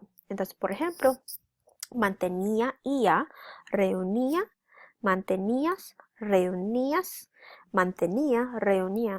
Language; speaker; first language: Spanish; non-native, fluent; English